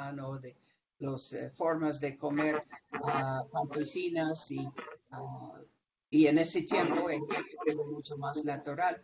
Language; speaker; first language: Spanish; non-native, fluent; English